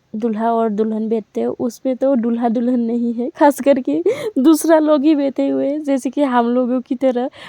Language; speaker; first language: Hindi; non-native, local second language; Assamese